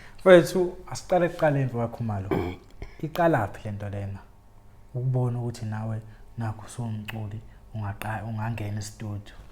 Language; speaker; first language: Zulu; native; Zulu